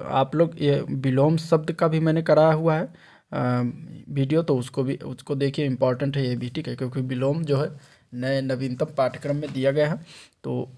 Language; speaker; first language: Hindi; native; Hindi